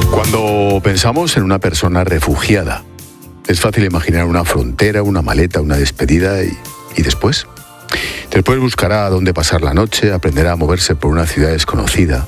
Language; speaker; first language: Spanish; native; Spanish